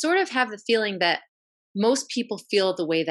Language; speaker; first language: English; native; English